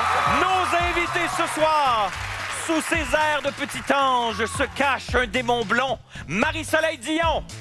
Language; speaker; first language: French; native; French